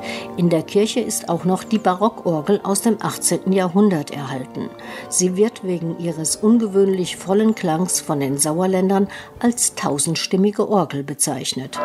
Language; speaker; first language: German; native; German